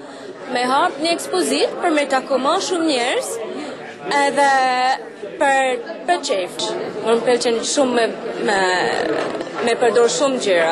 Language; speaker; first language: Albanian; non-native, learner; English